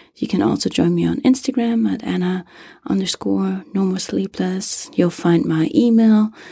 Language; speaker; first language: English; non-native, fluent; German